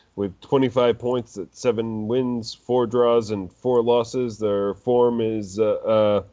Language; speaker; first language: English; native; English